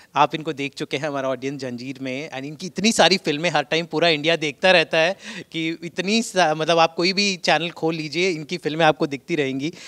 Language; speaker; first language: Hindi; native; Hindi